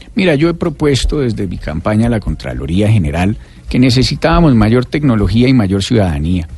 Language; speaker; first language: Spanish; native; Spanish